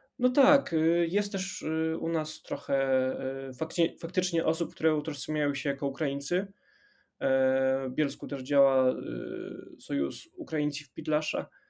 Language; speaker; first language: Polish; non-native, local second language; Ukrainian